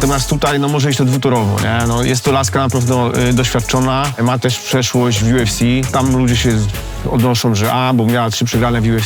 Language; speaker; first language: Polish; native; Polish